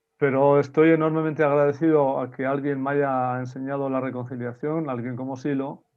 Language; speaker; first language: Spanish; native; Spanish